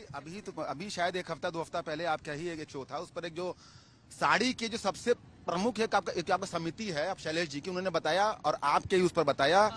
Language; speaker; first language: Hindi; native; Hindi